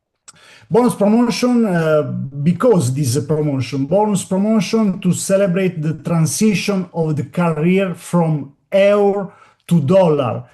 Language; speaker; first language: English; non-native, learner; Italian